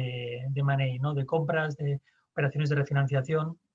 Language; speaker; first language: Spanish; native; Spanish